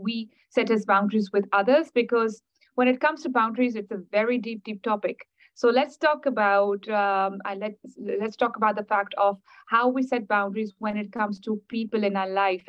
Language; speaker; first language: English; non-native, local second language; Urdu